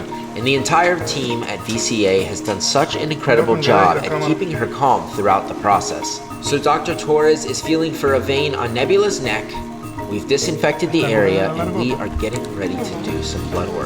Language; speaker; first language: English; native; English